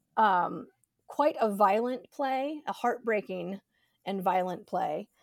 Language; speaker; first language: English; native; English